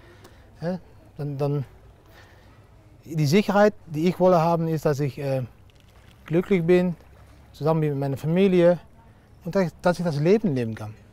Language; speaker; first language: German; non-native, learner; Dutch